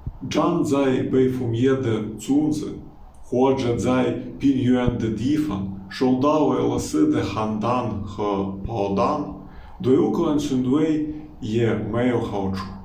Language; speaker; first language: Chinese; non-native, fluent; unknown